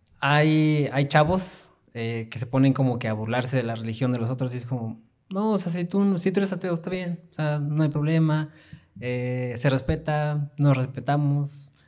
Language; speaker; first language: Spanish; native; Spanish